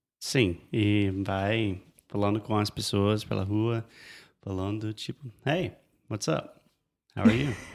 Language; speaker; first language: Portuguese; non-native, fluent; English